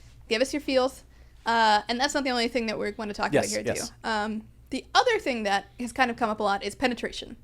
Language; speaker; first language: English; native; English